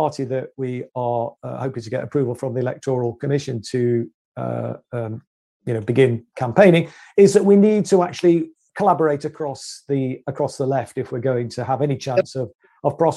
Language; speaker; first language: English; native; English